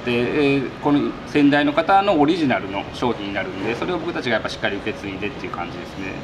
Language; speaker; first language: Japanese; native; Japanese